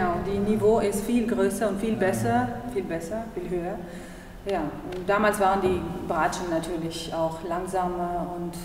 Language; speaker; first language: German; non-native, fluent; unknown